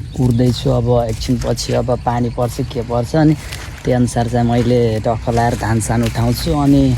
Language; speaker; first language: Nepali; non-native, local second language; Dangaura Tharu